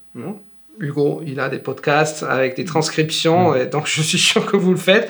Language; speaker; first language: French; non-native, fluent; Italian